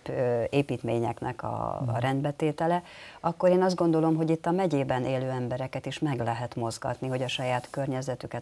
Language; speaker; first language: Hungarian; native; Hungarian